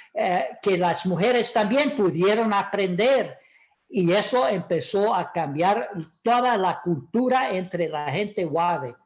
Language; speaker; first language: Spanish; non-native, fluent; English